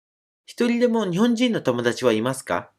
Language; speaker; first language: Japanese; native; Japanese